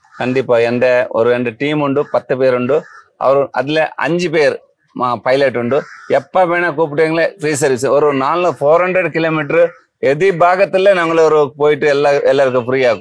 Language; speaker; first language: Malayalam; non-native, learner; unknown